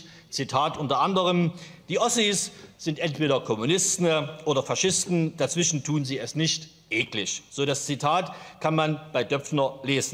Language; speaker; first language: German; native; German